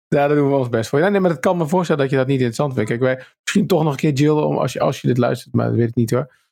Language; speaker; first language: Dutch; native; Dutch